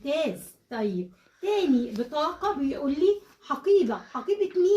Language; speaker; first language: Arabic; native; Arabic